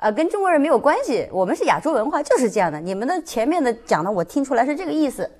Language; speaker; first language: Chinese; native; Chinese